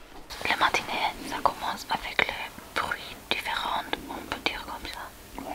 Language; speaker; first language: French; non-native, learner; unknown